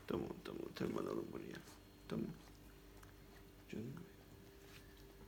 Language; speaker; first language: Turkish; native; Turkish